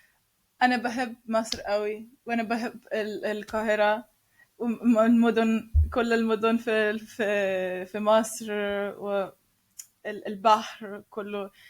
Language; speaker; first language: Arabic; non-native, learner; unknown